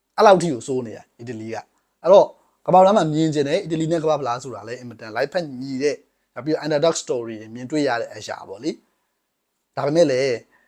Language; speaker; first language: Burmese; native; Burmese